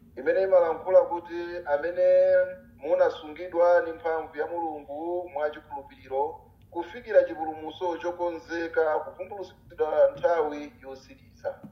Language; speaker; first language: Nyanja; non-native, local second language; Tumbuka